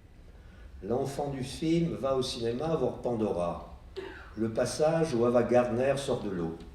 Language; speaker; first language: French; native; French